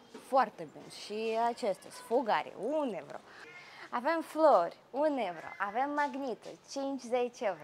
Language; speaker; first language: Romanian; non-native, learner; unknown